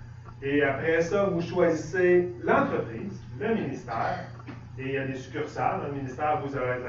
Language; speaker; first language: French; native; French